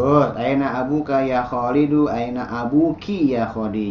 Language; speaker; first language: Arabic; non-native, fluent; Indonesian